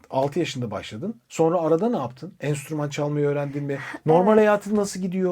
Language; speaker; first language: Turkish; native; Turkish